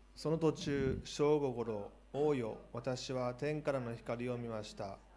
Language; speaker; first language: Japanese; native; Japanese